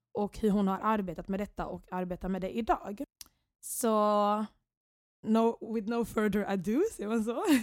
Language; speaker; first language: Swedish; early bilingual, other home language; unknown